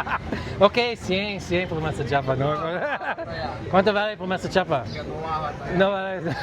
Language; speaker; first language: Spanish; non-native, learner; English